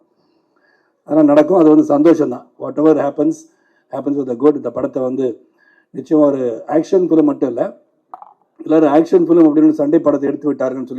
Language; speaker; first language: Tamil; native; Tamil